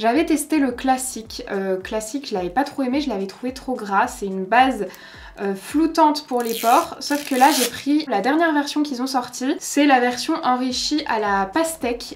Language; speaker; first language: French; native; French